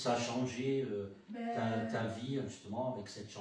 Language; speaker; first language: French; native; French